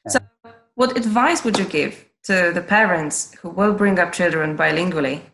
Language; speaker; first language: English; non-native, fluent; Polish